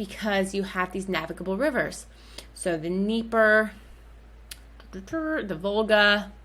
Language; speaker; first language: English; native; English